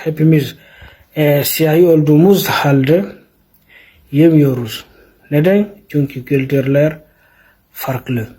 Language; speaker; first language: Turkish; non-native, fluent; Fula